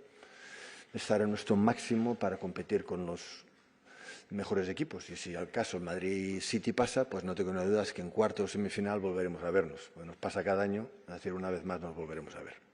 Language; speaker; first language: Spanish; native; Spanish